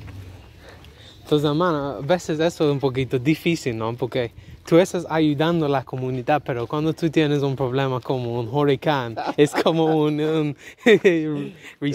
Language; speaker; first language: Spanish; non-native, learner; English